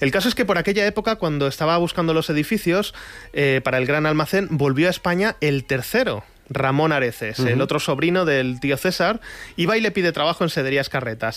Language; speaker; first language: Spanish; native; Spanish